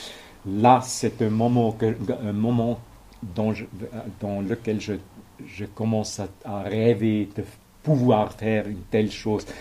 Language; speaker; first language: French; non-native, local second language; German